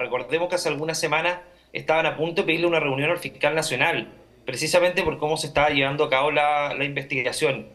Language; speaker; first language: Spanish; native; Spanish